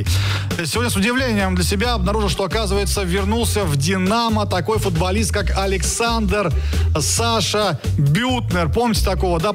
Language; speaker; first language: Russian; native; Russian